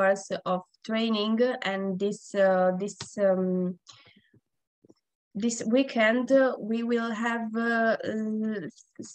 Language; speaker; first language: English; non-native, learner; Italian